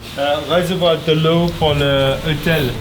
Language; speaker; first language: French; non-native, learner; English